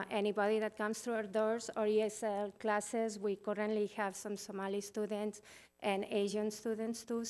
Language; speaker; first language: English; non-native, fluent; Spanish